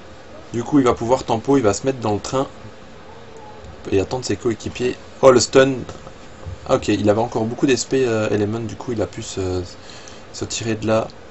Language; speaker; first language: French; native; French